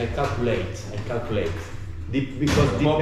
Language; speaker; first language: English; non-native, learner; Italian